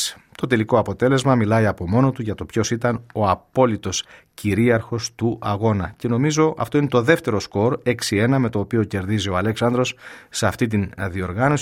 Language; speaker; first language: Greek; native; Greek